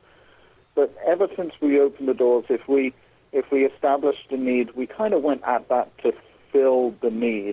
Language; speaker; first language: English; native; English